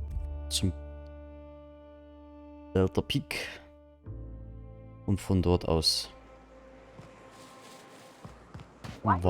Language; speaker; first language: German; native; German